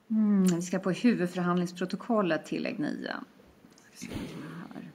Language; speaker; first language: Swedish; native; Swedish